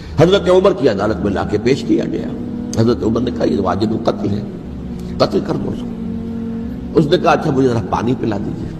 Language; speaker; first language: Urdu; native; Urdu